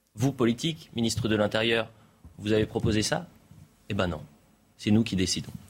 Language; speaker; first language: French; native; French